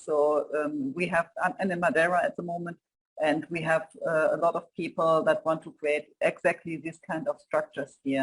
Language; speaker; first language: English; non-native, fluent; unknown